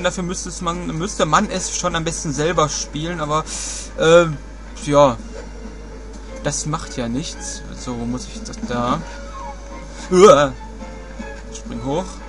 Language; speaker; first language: German; native; German